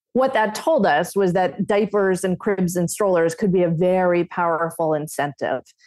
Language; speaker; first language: English; native; English